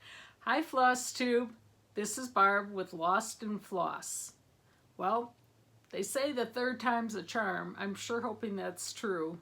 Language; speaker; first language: English; native; English